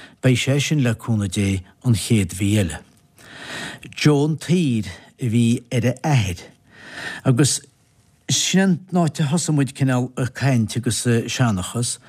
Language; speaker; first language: Irish; native; Irish